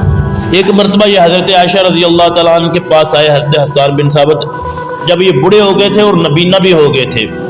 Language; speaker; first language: Urdu; native; Urdu